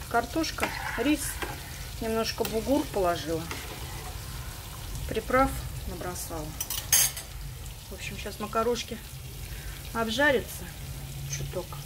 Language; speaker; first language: Russian; native; Russian